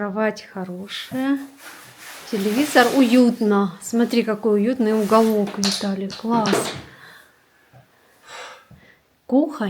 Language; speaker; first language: Russian; native; Russian